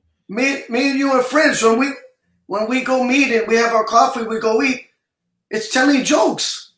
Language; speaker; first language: English; early bilingual, other home language; Spanish